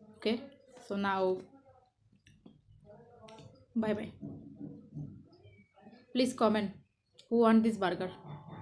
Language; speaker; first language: English; non-native, learner; Bangla